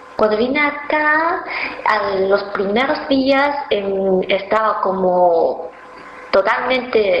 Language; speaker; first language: Spanish; non-native, fluent; Chinese